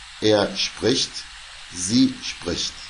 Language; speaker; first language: German; non-native, fluent; Turkish